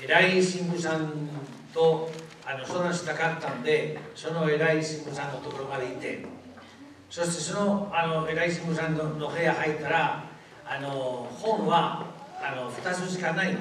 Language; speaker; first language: Japanese; non-native, fluent; Spanish